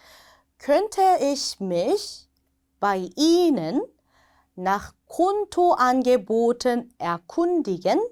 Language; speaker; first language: German; non-native, fluent; Korean